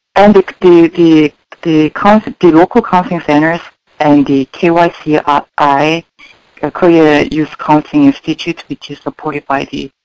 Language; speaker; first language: English; non-native, fluent; Korean